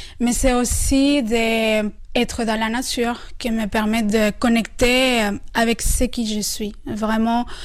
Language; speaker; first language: French; non-native, fluent; Spanish